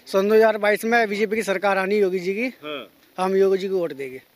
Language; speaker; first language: Hindi; native; Hindi